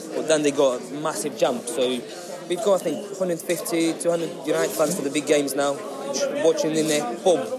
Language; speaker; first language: English; non-native, fluent; Ukrainian